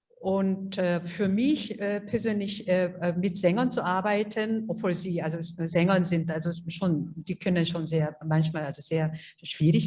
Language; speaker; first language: German; non-native, fluent; Korean